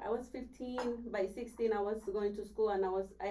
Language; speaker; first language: English; non-native, fluent; Spanish